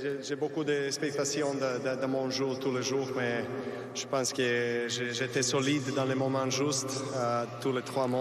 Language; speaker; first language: French; non-native, learner; Serbian